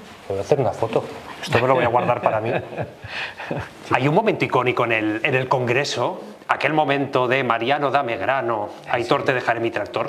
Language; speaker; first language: Spanish; native; Spanish